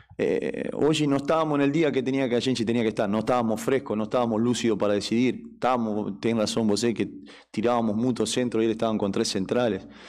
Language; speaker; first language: Spanish; native; Spanish